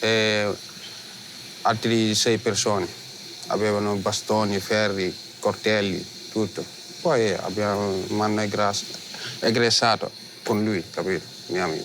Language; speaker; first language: Italian; non-native, learner; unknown